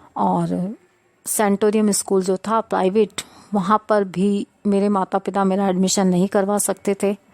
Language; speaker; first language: Hindi; non-native, local second language; Sindhi